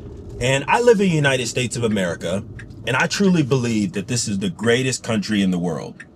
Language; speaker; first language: English; native; English